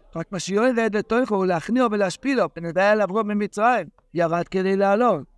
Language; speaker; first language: Hebrew; non-native, fluent; English